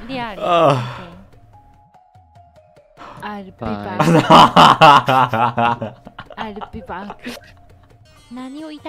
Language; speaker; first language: English; non-native, learner; Japanese